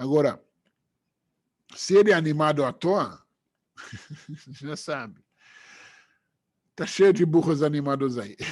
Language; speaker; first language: Portuguese; non-native, fluent; Hebrew